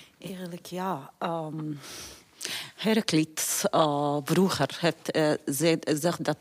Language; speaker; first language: Dutch; non-native, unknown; Arabic